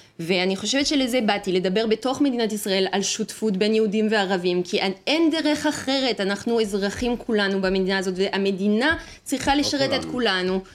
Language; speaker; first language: Hebrew; non-native, fluent; French